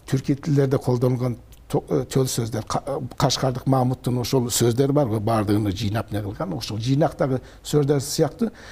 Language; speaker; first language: Kyrgyz; early bilingual, heritage; Kyrgyz